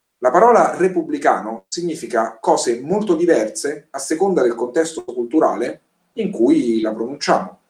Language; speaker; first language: Italian; native; Italian